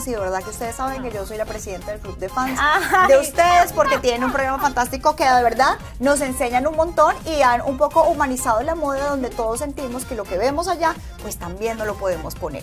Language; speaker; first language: Spanish; native; Spanish